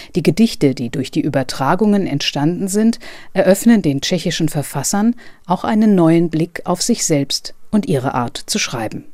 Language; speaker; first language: German; native; German